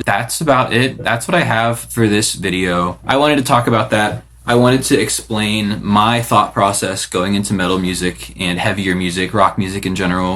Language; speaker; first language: English; native; English